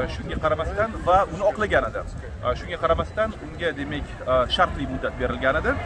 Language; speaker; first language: Uzbek; non-native, local second language; Russian